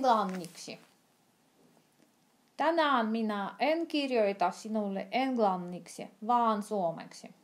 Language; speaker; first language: Finnish; non-native, fluent; Russian